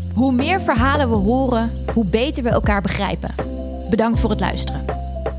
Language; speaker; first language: Dutch; native; Dutch